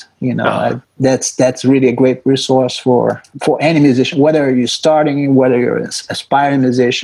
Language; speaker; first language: English; non-native, fluent; Portuguese